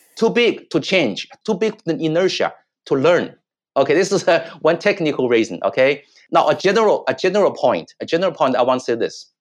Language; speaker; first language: English; non-native, fluent; Chinese